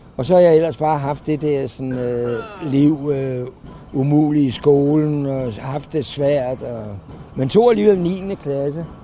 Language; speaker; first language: Danish; native; Danish